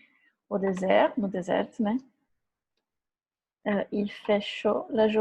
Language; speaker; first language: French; non-native, fluent; Portuguese